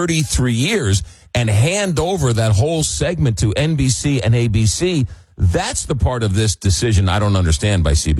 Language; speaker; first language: English; native; English